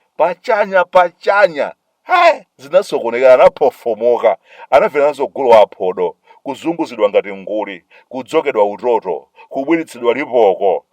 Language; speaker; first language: Nyanja; native; Nyanja